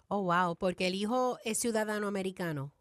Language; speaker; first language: Spanish; native; Spanish